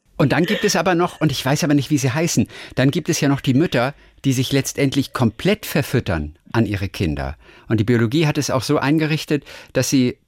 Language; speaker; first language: German; native; German